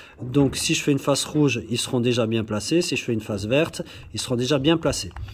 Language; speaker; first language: French; native; French